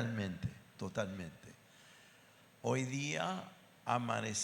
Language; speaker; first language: Spanish; non-native, fluent; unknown